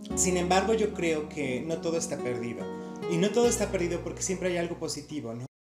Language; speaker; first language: Spanish; native; Spanish